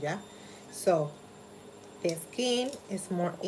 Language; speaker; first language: English; non-native, learner; Spanish